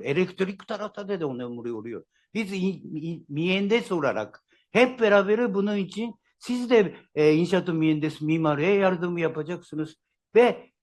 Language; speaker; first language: Turkish; non-native, learner; Japanese